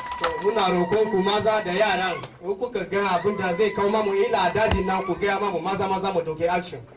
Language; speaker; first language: Hausa; non-native, local second language; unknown